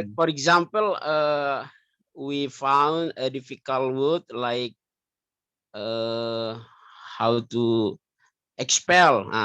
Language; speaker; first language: English; non-native, learner; Indonesian